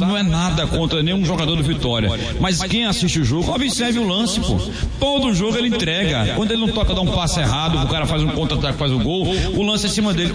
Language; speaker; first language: Portuguese; native; Portuguese